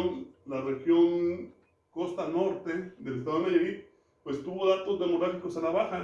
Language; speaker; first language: Spanish; native; Spanish